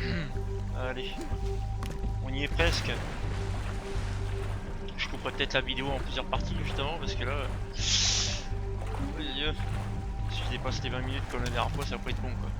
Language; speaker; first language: French; native; French